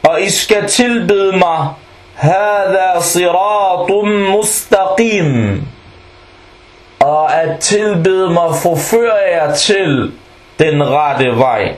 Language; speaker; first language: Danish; non-native, fluent; Arabic